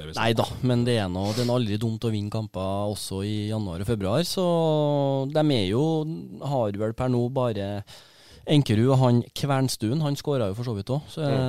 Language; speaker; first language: Norwegian; native; Norwegian